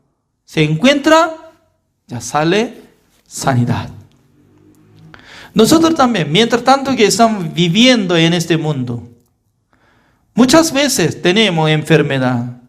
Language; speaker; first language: Spanish; non-native, fluent; Korean